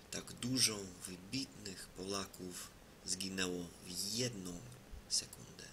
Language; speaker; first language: Polish; non-native, fluent; English